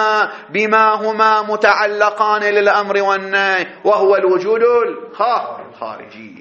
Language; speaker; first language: Arabic; native; Arabic